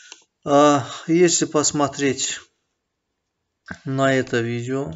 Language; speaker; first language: Russian; non-native, fluent; Azerbaijani